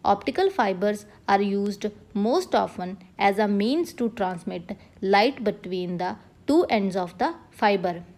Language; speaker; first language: English; non-native, local second language; Punjabi